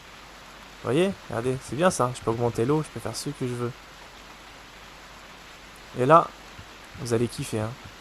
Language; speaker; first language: French; native; French